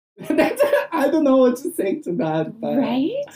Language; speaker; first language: English; non-native, fluent; Portuguese